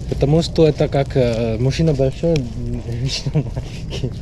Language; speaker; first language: Russian; non-native, learner; Hindi